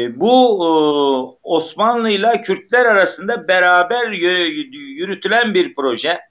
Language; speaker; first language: Turkish; non-native, local second language; Zaza